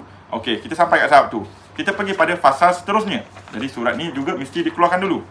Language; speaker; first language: Malay; native; Malay